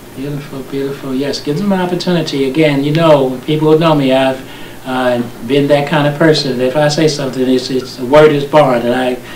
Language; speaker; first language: English; native; English